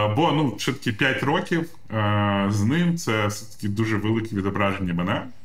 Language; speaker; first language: Ukrainian; non-native, local second language; Russian